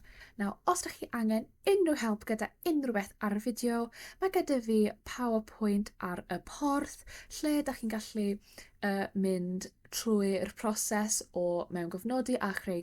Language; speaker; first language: Welsh; non-native, local second language; English